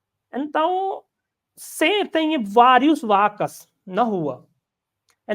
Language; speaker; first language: Portuguese; non-native, learner; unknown